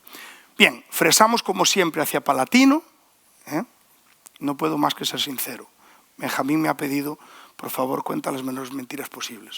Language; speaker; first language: Spanish; native; Spanish